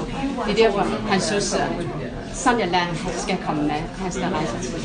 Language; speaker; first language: Danish; non-native, fluent; Chinese